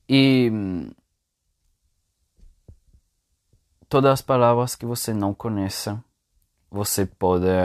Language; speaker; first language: Portuguese; non-native, fluent; Italian